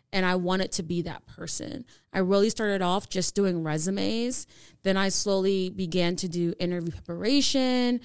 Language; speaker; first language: English; native; English